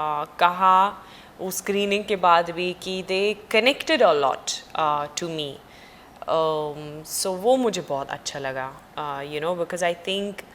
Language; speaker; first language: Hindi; non-native, fluent; Swedish